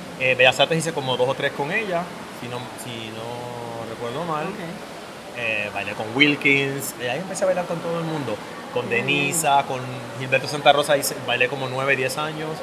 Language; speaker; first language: Spanish; native; Spanish